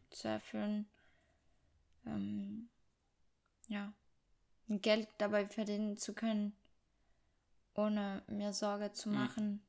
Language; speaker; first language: German; non-native, fluent; French